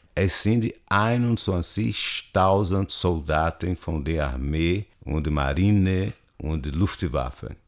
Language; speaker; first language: German; non-native, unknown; Portuguese